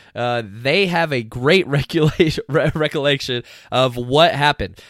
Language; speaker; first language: English; native; English